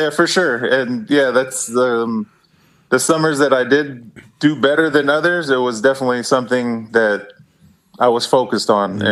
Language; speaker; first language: English; native; English